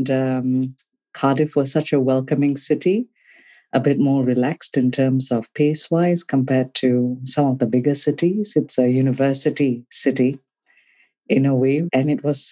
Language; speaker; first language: English; non-native, local second language; Tamil